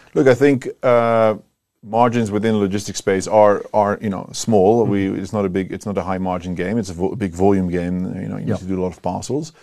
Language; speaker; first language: English; non-native, fluent; Dutch